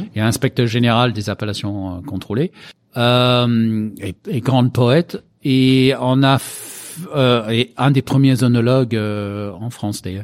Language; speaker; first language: French; non-native, fluent; English